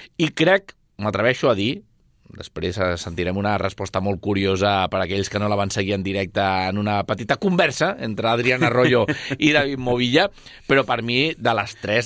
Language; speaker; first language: Catalan; native; Catalan